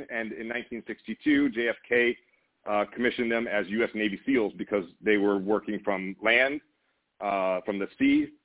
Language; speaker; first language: English; native; English